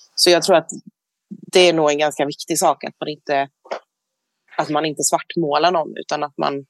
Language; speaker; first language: Swedish; native; Swedish